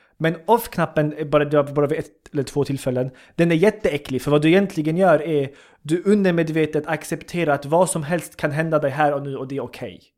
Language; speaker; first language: Swedish; early bilingual, other home language; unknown